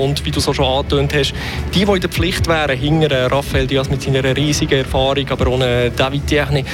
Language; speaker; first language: German; native; German